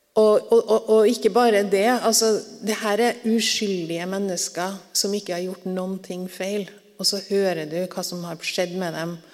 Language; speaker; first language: Norwegian; native; Norwegian